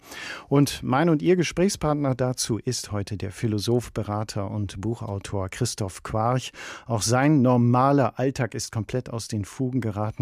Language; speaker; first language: German; native; German